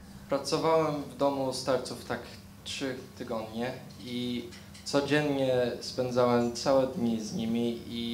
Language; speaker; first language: Polish; early bilingual, heritage; Polish